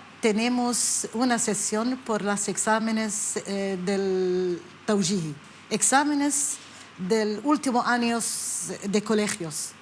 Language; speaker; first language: Spanish; non-native, learner; Arabic